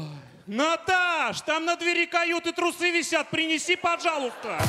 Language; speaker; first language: Russian; native; Russian